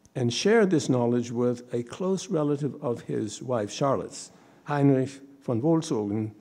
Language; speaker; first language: English; native; English